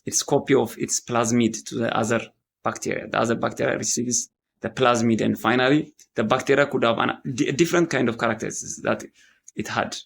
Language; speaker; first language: English; non-native, local second language; Amharic